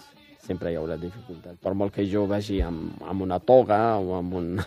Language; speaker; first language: Catalan; non-native, fluent; Riffian